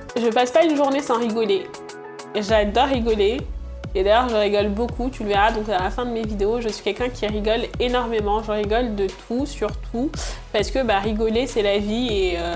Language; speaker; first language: French; early bilingual, other home language; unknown